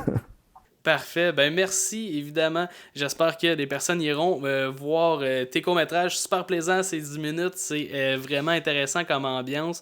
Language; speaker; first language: French; native; French